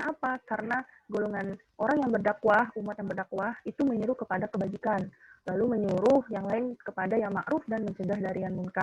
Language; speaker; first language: Indonesian; native; Indonesian